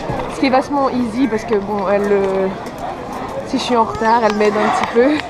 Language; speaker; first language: French; native; French